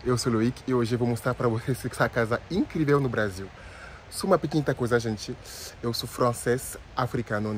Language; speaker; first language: Portuguese; non-native, fluent; French